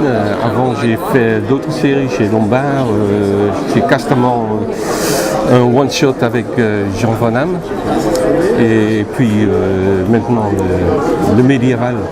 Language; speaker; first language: French; non-native, fluent; Dutch